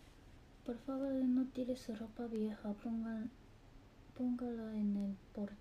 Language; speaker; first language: Spanish; non-native, learner; Japanese